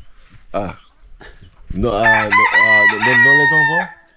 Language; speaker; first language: French; non-native, learner; English